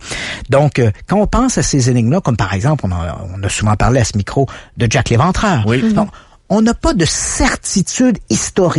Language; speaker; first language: French; native; French